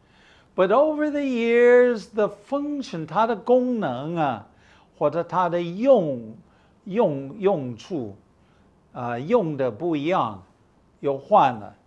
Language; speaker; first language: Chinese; non-native, fluent; English